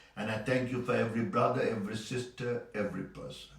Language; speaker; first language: English; non-native, local second language; Sinhala